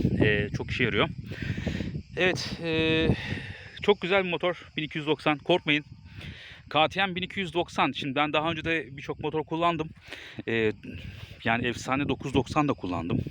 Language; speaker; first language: Turkish; native; Turkish